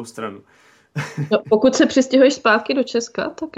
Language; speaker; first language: Czech; native; Czech